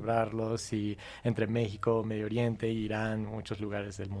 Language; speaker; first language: Spanish; non-native, fluent; English